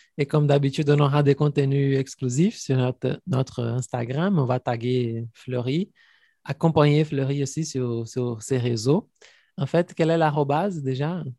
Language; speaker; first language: French; non-native, fluent; Portuguese